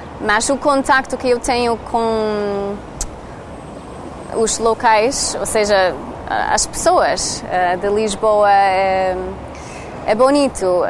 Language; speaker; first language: Portuguese; non-native, learner; English